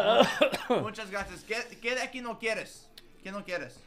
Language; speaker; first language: Spanish; early bilingual, heritage; Spanish